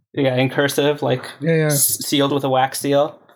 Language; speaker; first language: English; native; English